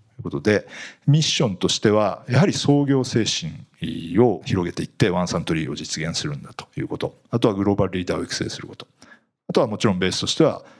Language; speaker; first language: Japanese; native; Japanese